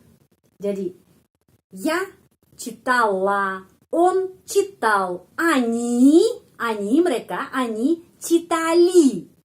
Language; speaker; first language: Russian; non-native, fluent; Indonesian